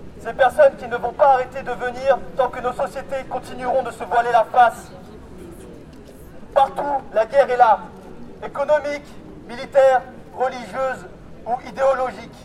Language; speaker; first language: French; native; French